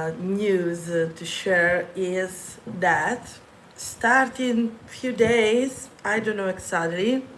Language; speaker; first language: English; non-native, fluent; Italian